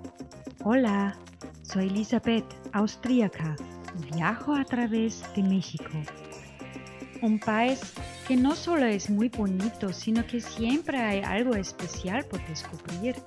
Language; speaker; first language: Spanish; non-native, fluent; German